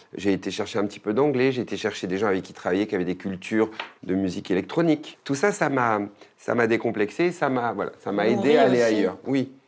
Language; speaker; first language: French; native; French